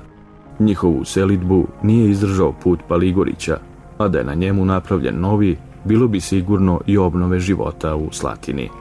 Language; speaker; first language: Bosnian; native; Bosnian